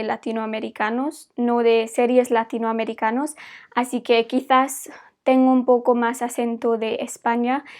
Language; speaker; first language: Spanish; non-native, fluent; English